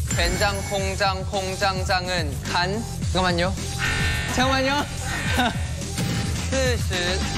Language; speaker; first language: Korean; non-native, fluent; Thai